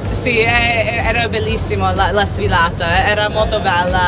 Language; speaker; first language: Italian; non-native, fluent; English